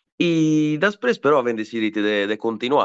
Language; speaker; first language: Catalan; non-native, local second language; Italian